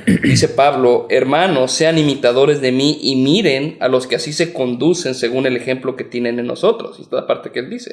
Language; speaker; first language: Spanish; native; Spanish